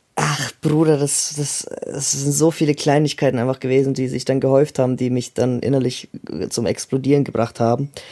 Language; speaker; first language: German; early bilingual, other home language; Russian